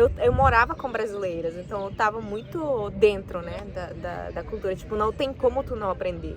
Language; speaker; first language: Portuguese; non-native, fluent; Spanish